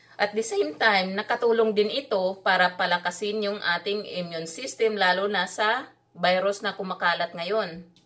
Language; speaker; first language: Filipino; non-native, local second language; Cebuano